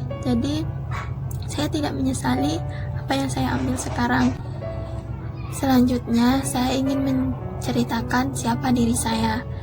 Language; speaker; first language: Indonesian; non-native, local second language; Sasak